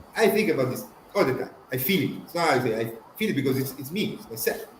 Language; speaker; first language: English; non-native, fluent; Italian